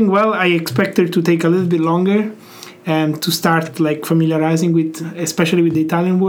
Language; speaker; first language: English; non-native, fluent; Italian